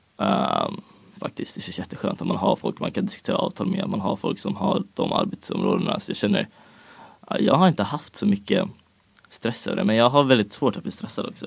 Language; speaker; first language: Swedish; native; Swedish